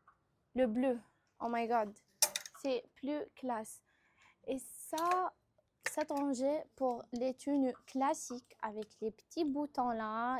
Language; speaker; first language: French; non-native, local second language; Arabic